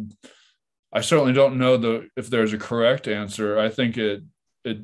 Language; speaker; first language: English; native; English